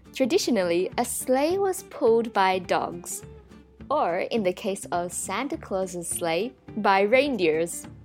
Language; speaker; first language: English; native; English